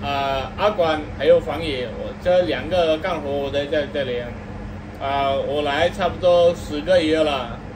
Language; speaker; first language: Chinese; non-native, learner; Telugu